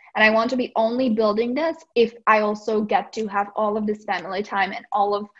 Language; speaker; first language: English; non-native, fluent; Czech